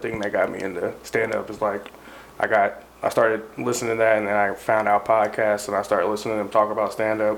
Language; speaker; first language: English; native; English